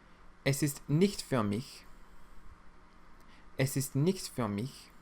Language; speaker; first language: German; non-native, fluent; English